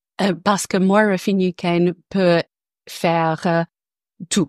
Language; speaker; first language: French; non-native, learner; English